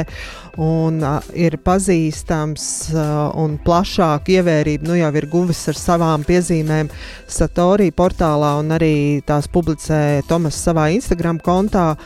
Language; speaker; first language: Latvian; native; Latvian